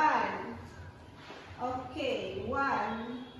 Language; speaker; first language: English; non-native, fluent; Indonesian